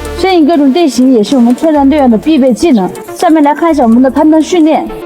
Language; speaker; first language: Chinese; non-native, local second language; Tibetan